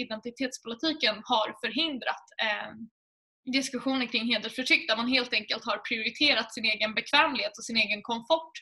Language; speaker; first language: Swedish; native; Swedish